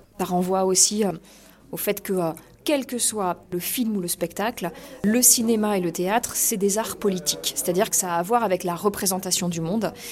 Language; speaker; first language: French; native; French